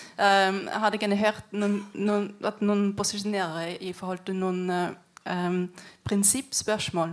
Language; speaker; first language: Norwegian; non-native, fluent; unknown